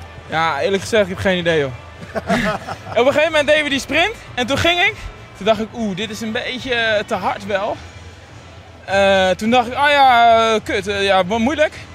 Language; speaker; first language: Dutch; native; Dutch